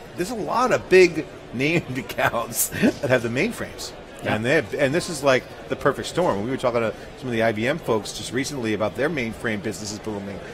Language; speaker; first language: English; native; English